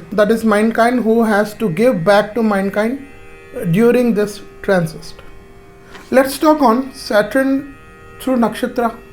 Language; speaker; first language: English; non-native, local second language; Hindi